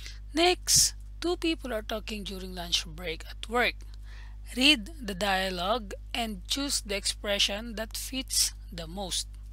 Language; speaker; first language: English; non-native, local second language; Filipino